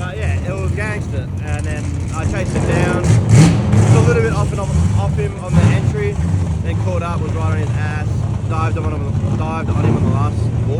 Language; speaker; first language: English; native; English